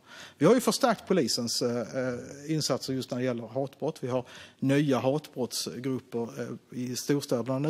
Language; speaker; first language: Swedish; native; Swedish